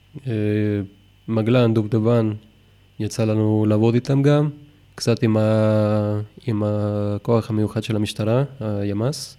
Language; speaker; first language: Hebrew; non-native, fluent; Spanish